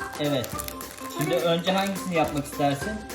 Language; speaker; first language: Turkish; native; Turkish